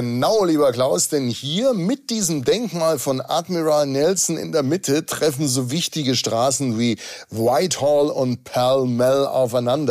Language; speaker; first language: German; native; German